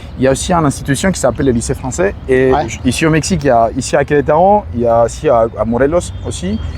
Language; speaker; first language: French; non-native, fluent; Spanish